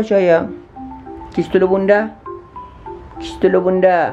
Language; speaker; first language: Indonesian; non-native, learner; Turkish